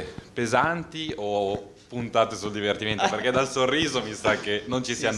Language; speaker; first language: Italian; native; Italian